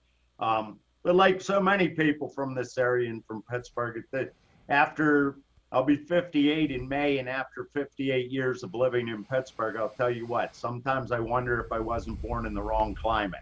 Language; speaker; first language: English; native; English